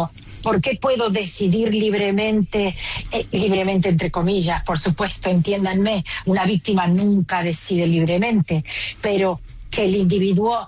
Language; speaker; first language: Spanish; native; Spanish